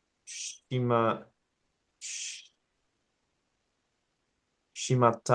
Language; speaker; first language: Japanese; non-native, learner; English